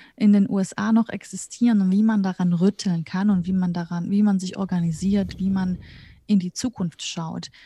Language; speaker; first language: German; early bilingual, other home language; Central Kurdish